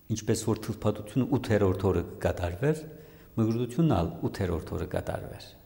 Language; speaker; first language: Armenian; native; Armenian